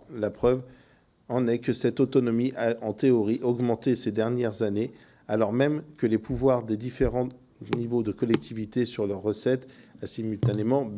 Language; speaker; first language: French; native; French